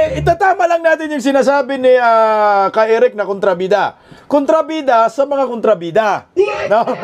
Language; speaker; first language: Filipino; non-native, local second language; Cebuano